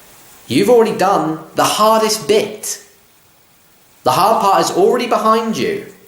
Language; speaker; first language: English; native; English